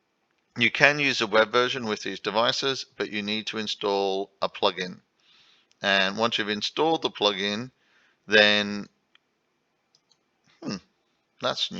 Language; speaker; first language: English; native; English